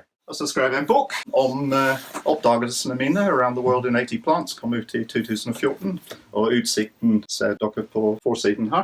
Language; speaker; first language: Norwegian; non-native, fluent; English